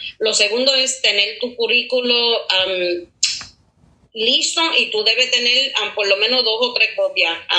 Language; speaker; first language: Spanish; early bilingual, heritage; Spanish